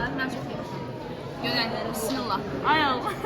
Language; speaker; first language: Turkish; non-native, learner; Azerbaijani